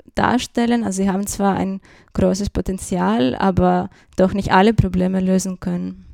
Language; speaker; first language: German; non-native, fluent; Greek